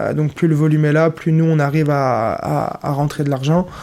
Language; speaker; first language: French; native; French